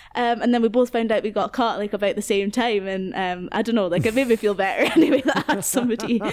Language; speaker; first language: English; native; English